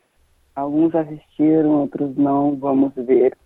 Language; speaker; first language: Portuguese; non-native, fluent; Danish